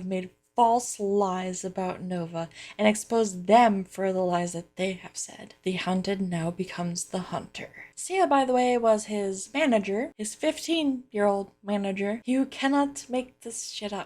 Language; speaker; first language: English; native; English